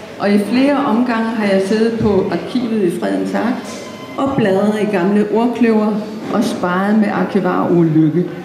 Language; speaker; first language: Danish; native; Danish